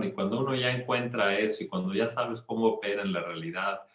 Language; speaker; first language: Spanish; native; Spanish